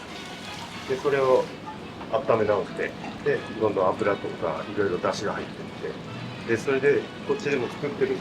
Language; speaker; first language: Japanese; native; Japanese